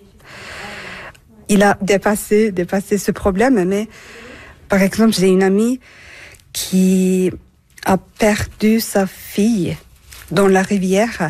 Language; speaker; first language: French; non-native, fluent; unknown